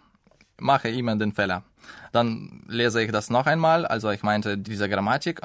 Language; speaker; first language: German; non-native, fluent; Russian